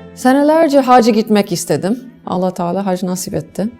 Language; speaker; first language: Turkish; non-native, fluent; English